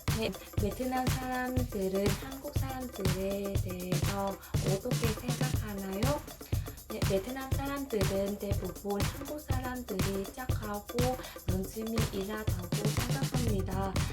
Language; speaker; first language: Korean; non-native, learner; Vietnamese